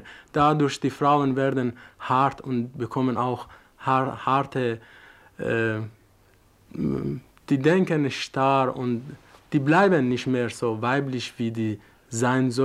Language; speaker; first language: German; non-native, fluent; Persian